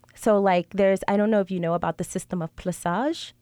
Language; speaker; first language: English; native; English